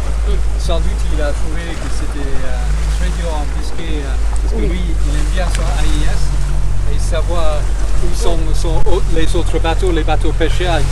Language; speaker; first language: French; non-native, fluent; English